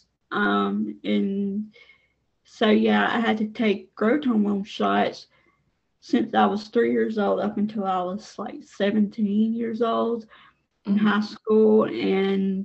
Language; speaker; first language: English; native; English